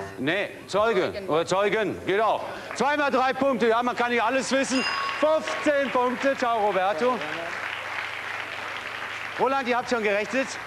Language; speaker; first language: German; native; German